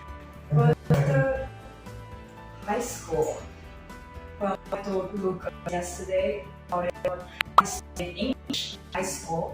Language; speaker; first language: English; non-native, fluent; Portuguese